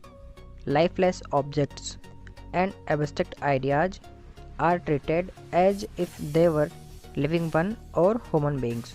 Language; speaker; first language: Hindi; native; Hindi